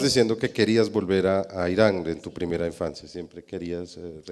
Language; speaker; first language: Spanish; native; Spanish